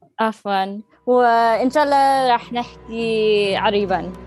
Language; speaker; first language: Arabic; non-native, learner; English